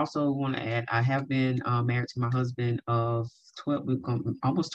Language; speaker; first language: English; native; English